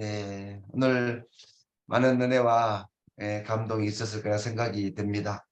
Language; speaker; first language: Korean; native; Korean